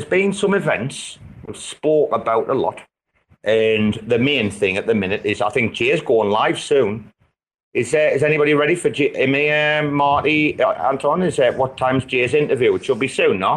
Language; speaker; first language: English; native; English